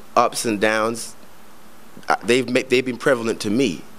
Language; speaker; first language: English; native; English